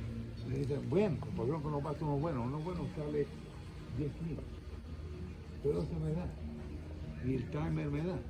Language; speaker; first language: Spanish; non-native, fluent; Hebrew